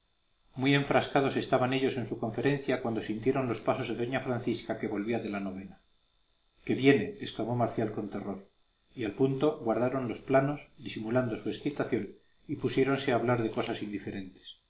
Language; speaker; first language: Spanish; native; Spanish